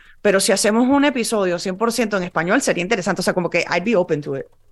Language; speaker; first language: Spanish; early bilingual, heritage; Spanish